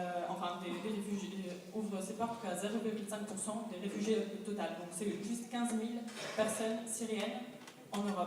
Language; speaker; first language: French; non-native, fluent; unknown